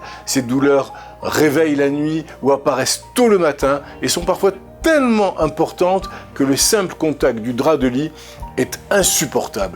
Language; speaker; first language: French; native; French